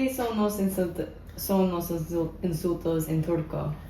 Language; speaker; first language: Spanish; non-native, learner; English